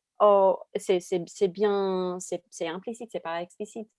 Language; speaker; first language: French; non-native, fluent; English